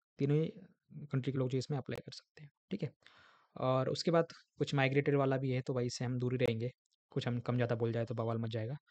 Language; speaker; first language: Hindi; non-native, local second language; Marathi